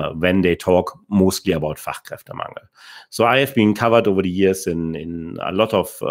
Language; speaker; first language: English; non-native, fluent; German